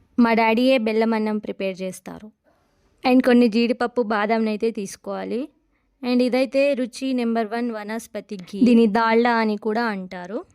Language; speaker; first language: Telugu; non-native, local second language; Lambadi